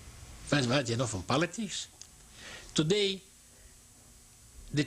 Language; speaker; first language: English; non-native, learner; Yiddish